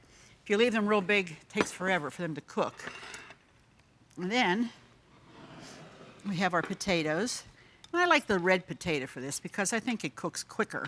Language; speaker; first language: English; native; English